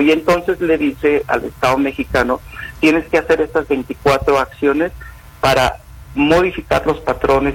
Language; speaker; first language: Spanish; native; Spanish